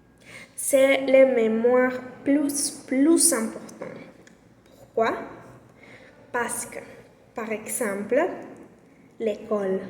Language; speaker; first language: French; non-native, learner; Spanish